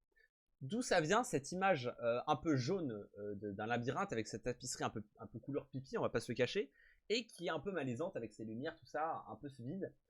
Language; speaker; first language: French; native; French